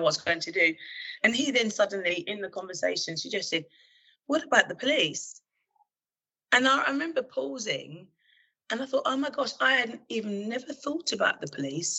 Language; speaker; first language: English; native; English